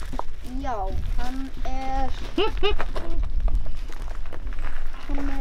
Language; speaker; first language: Icelandic; early bilingual, other home language; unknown